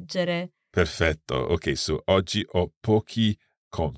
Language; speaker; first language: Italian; non-native, fluent; English